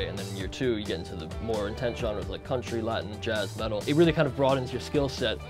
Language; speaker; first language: English; native; English